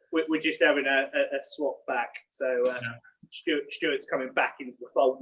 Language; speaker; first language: English; native; English